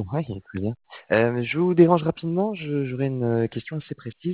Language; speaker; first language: French; native; French